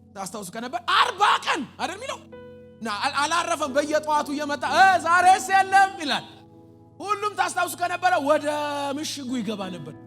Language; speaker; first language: Amharic; native; Amharic